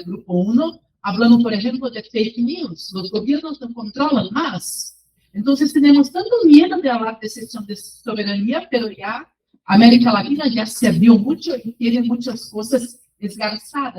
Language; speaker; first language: Spanish; non-native, fluent; Portuguese